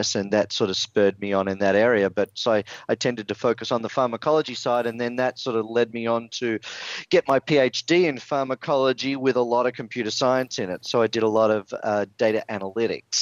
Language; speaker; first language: English; native; English